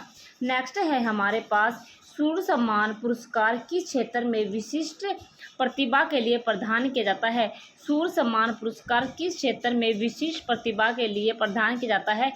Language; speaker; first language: Hindi; native; Hindi